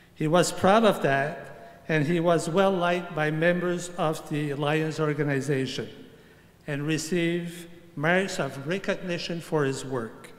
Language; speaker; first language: English; non-native, local second language; French